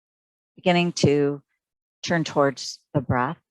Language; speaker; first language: English; native; English